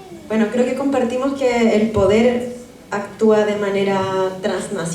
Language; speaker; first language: Spanish; native; Spanish